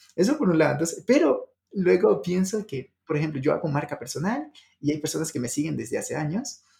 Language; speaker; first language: Spanish; native; Spanish